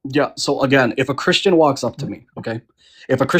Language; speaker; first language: English; early bilingual, heritage; Punjabi